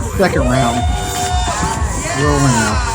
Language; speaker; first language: English; native; English